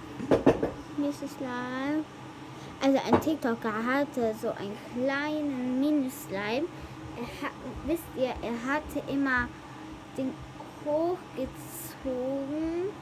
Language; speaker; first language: German; early bilingual, heritage; German